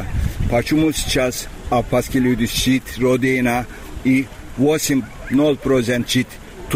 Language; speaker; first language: Russian; non-native, learner; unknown